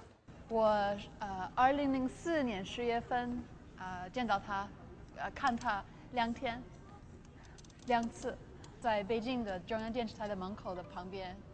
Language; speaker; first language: Chinese; non-native, fluent; English